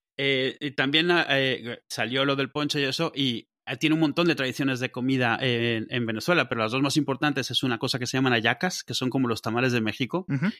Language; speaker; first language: Spanish; native; Spanish